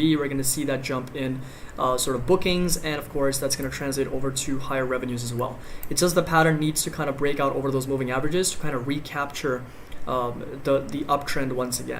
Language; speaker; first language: English; native; English